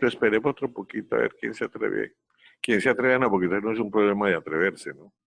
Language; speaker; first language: Spanish; native; Spanish